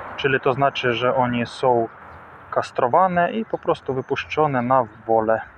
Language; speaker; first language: Polish; non-native, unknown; Ukrainian